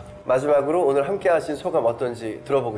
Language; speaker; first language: Korean; native; Korean